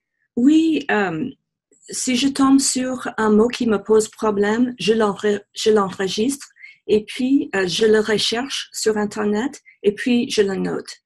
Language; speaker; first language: French; non-native, fluent; English